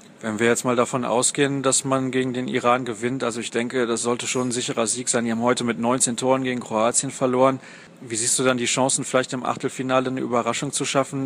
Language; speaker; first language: German; native; German